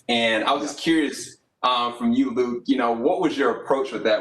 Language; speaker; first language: English; native; English